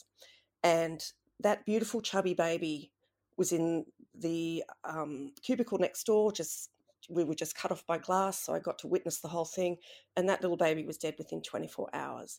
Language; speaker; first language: English; native; English